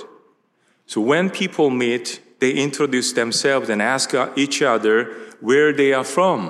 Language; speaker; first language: English; non-native, fluent; Korean